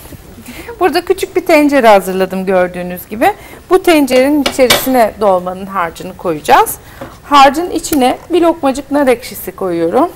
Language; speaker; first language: Turkish; native; Turkish